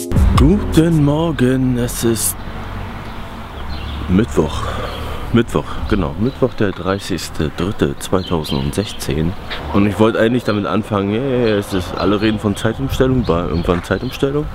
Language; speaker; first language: German; native; German